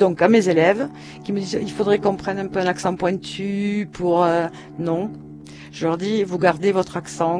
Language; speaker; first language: French; native; French